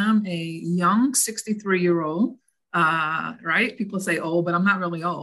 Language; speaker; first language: English; native; English